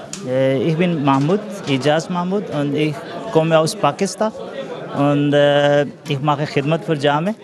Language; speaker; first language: German; non-native, learner; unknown